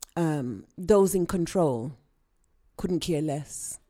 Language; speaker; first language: English; native; English